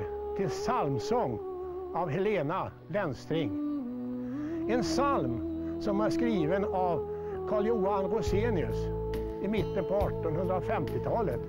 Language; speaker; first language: Swedish; native; Swedish